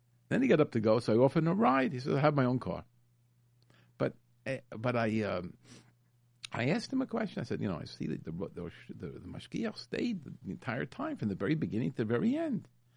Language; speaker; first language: English; native; English